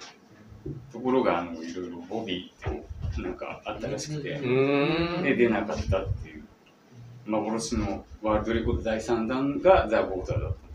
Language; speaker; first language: Japanese; native; Japanese